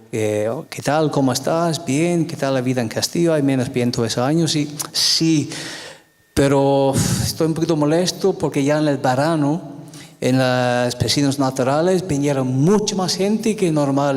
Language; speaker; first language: Spanish; non-native, fluent; English